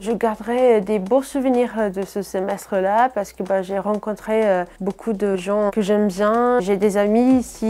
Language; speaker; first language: French; non-native, fluent; Italian